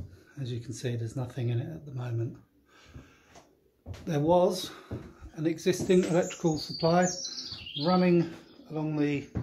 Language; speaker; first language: English; native; English